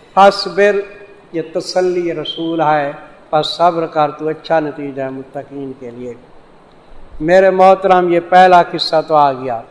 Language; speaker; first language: Urdu; non-native, local second language; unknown